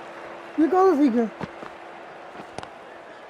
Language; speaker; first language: Hindi; native; Hindi